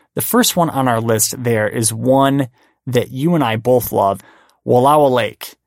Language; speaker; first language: English; native; English